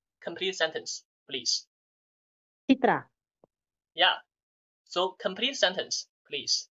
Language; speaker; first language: English; non-native, learner; Chinese